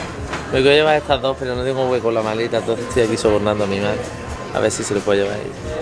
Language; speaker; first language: Spanish; native; Spanish